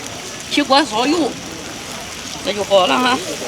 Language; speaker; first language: Chinese; native; Chinese